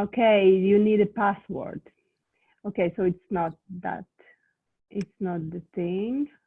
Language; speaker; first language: English; non-native, fluent; Russian